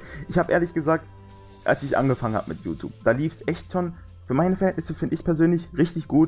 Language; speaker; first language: German; native; German